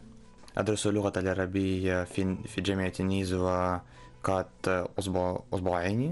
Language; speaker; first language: Arabic; non-native, learner; Russian